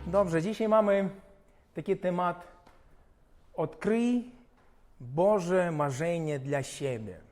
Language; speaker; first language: Polish; non-native, fluent; Ukrainian